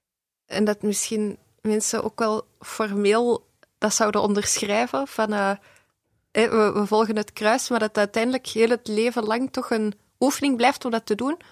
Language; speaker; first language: Dutch; native; Dutch